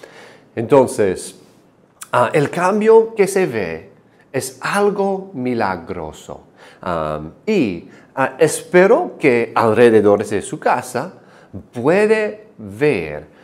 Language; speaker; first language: Spanish; non-native, fluent; English